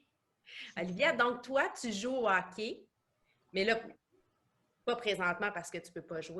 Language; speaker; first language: French; native; French